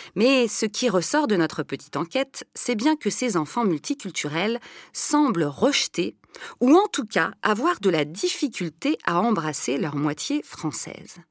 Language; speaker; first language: French; native; French